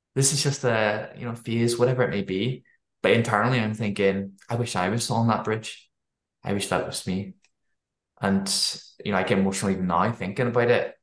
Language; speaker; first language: English; native; English